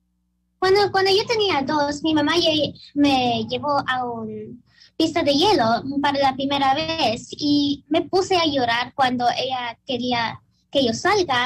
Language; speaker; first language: Spanish; early bilingual, heritage; Spanish